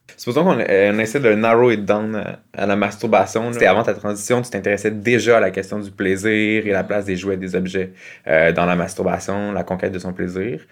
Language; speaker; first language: French; native; French